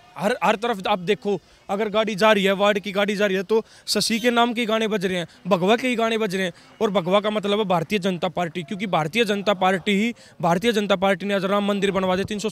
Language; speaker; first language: Hindi; native; Hindi